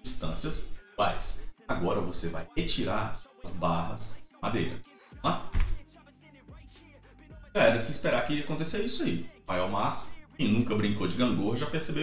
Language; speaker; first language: Portuguese; native; Portuguese